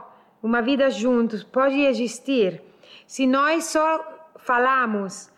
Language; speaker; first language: Portuguese; non-native, learner; Italian